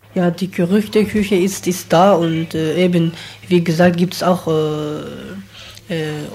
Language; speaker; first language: German; non-native, learner; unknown